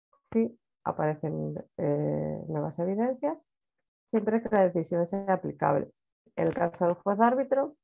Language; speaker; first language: Spanish; native; Spanish